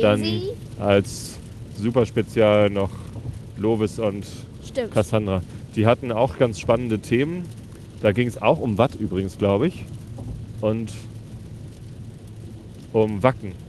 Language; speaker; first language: German; native; German